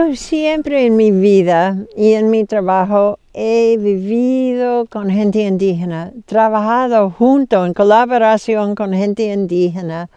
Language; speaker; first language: Spanish; non-native, fluent; English